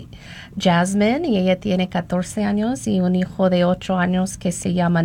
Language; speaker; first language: Spanish; non-native, learner; English